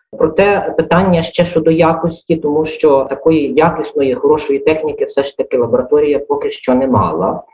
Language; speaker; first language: Ukrainian; native; Ukrainian